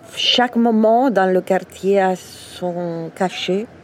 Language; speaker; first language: French; early bilingual, other home language; Romanian